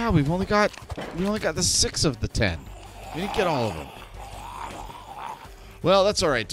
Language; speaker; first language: English; native; English